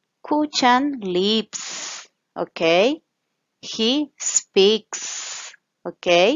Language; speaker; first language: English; non-native, fluent; Spanish